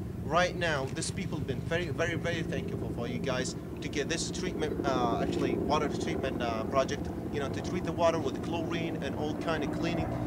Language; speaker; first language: English; non-native, fluent; Arabic